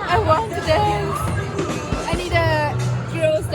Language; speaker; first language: English; non-native, learner; Chinese